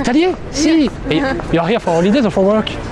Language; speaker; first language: English; non-native, learner; French